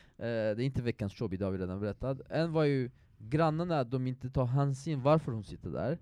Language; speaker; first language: Swedish; non-native, fluent; Persian